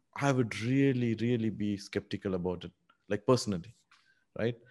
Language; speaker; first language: English; non-native, local second language; Tamil